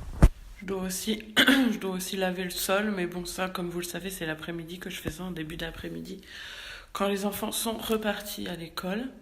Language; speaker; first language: French; native; French